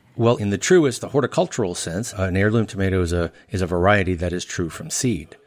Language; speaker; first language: English; native; English